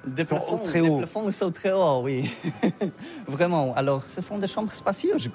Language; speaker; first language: French; non-native, learner; Polish